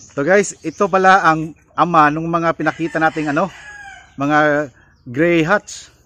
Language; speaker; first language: Filipino; non-native, local second language; Cebuano